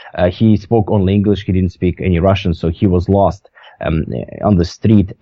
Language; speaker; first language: English; non-native, fluent; Russian